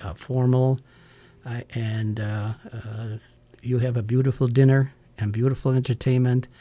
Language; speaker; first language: English; non-native, fluent; Czech